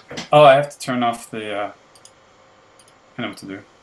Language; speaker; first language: English; native; English